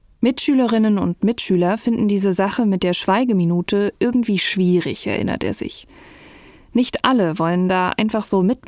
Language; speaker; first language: German; native; German